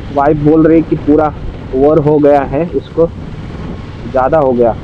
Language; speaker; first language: Hindi; non-native, local second language; Marathi